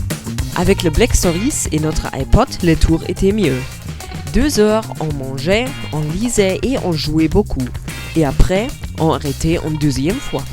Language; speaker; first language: French; non-native, learner; German